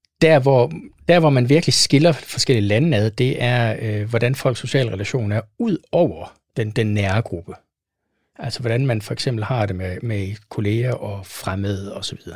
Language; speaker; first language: Danish; native; Danish